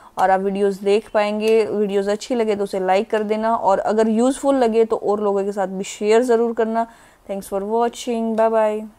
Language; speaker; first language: Hindi; native; Hindi